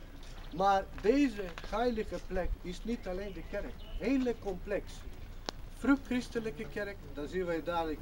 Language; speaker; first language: Dutch; non-native, fluent; Macedonian